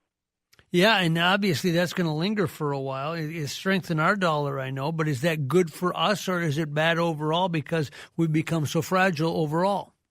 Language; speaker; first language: English; native; English